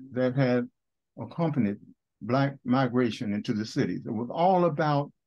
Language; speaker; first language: English; native; English